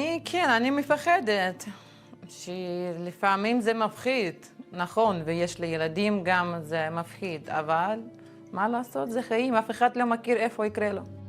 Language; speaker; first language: Hebrew; non-native, fluent; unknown